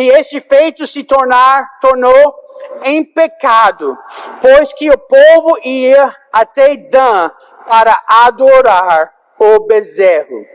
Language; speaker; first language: Portuguese; non-native, fluent; English